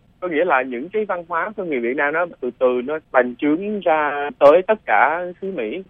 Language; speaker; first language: Vietnamese; early bilingual, other home language; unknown